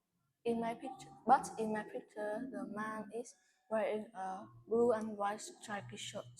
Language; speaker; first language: English; non-native, learner; Vietnamese